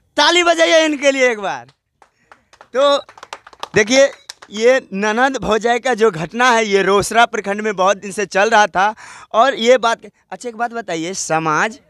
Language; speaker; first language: Hindi; native; Hindi